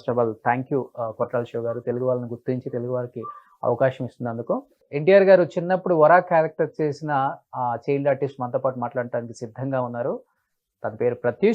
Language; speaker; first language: Telugu; native; Telugu